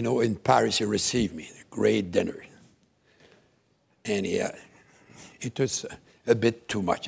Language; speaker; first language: English; non-native, fluent; French